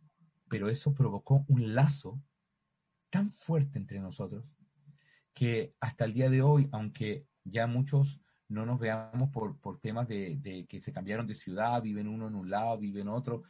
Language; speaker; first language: Spanish; native; Spanish